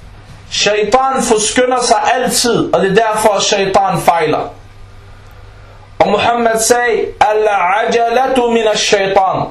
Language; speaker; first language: Danish; non-native, fluent; Arabic